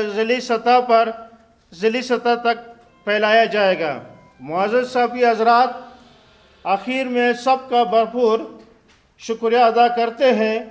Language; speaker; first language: Urdu; non-native, local second language; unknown